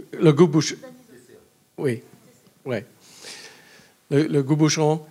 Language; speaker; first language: French; non-native, learner; English